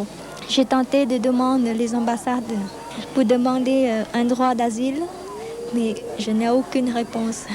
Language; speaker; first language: French; non-native, fluent; Khmer